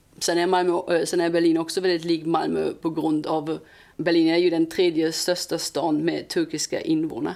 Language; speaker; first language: Swedish; non-native, fluent; German